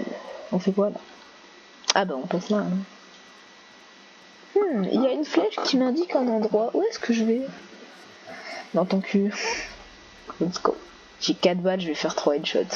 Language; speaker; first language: French; native; French